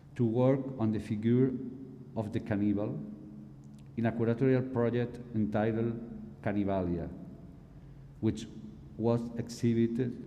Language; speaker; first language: English; non-native, fluent; Spanish